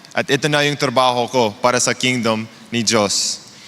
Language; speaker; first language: Filipino; early bilingual, other home language; English